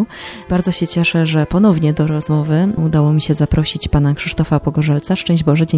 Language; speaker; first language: Polish; native; Polish